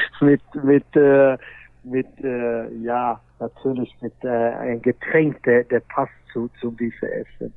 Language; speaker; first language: German; non-native, fluent; Swedish